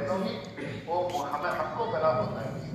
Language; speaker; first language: Hindi; non-native, local second language; Kannada